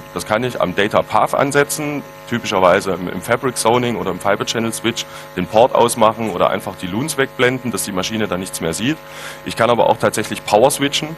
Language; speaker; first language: German; native; German